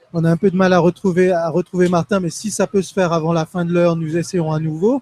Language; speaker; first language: French; native; French